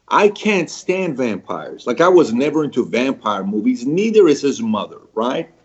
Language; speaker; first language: English; early bilingual, other home language; Persian